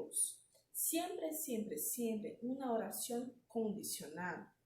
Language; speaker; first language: Spanish; non-native, fluent; Portuguese